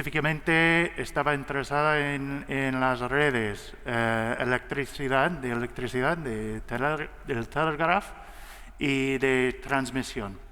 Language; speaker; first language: Spanish; non-native, learner; English